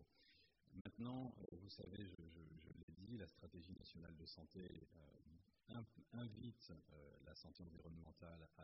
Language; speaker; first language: French; native; French